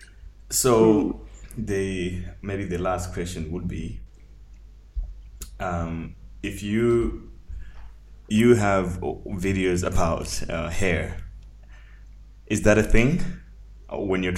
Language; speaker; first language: English; non-native, local second language; Nyanja